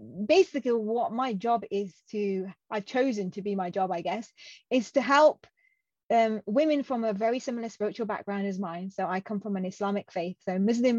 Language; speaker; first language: English; non-native, local second language; Punjabi